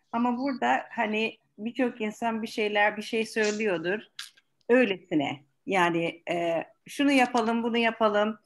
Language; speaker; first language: Turkish; early bilingual, heritage; Turkish